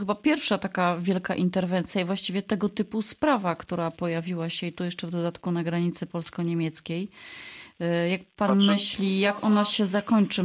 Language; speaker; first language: Polish; native; Polish